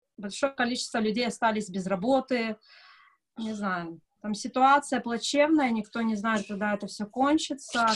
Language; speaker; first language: Russian; native; Russian